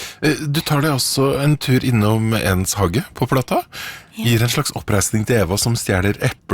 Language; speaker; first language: Norwegian; native; Norwegian